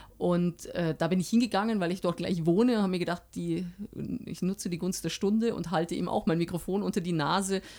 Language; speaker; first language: German; native; German